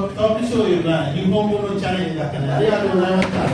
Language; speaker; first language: Japanese; non-native, learner; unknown